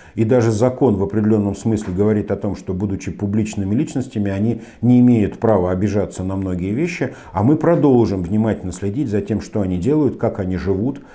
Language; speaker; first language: Russian; native; Russian